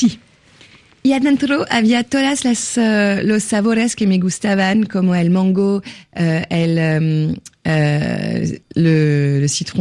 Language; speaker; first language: Spanish; non-native, fluent; French